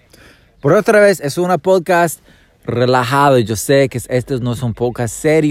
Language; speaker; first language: Spanish; non-native, fluent; English